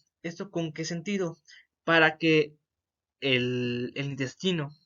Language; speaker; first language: Spanish; native; Spanish